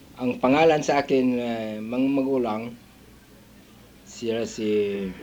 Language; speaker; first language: Filipino; non-native, local second language; Iloko